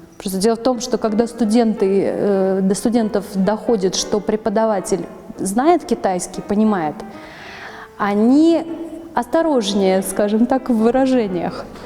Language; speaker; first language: Russian; native; Russian